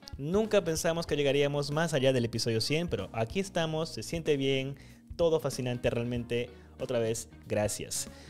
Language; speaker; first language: Spanish; native; Spanish